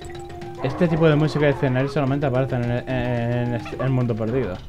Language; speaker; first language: Spanish; native; Spanish